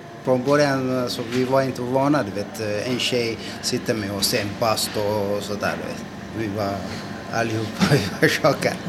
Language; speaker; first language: Swedish; non-native, learner; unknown